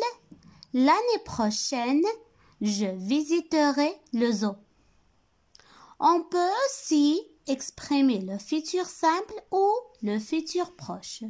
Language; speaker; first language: French; non-native, local second language; Arabic